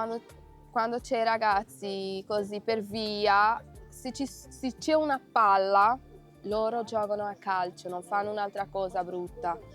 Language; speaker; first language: Italian; non-native, fluent; Kabuverdianu